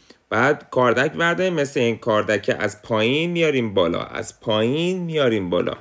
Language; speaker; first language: Persian; native; Persian